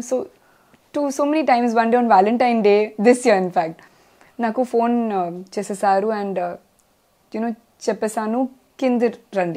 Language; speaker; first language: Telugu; non-native, local second language; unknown